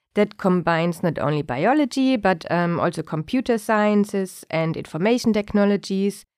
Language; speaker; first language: English; non-native, fluent; German